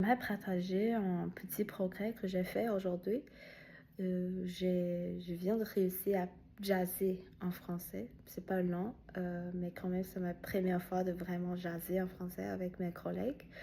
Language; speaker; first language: French; non-native, learner; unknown